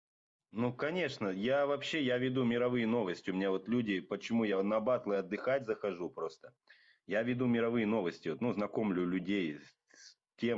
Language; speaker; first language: Russian; native; Russian